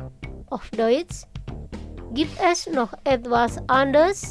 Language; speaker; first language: German; non-native, fluent; Indonesian